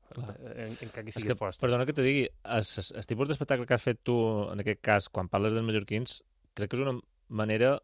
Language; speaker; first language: Catalan; native; Catalan